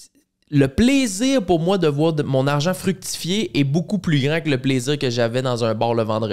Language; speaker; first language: French; native; French